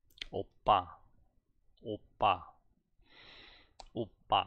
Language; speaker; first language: Korean; non-native, learner; German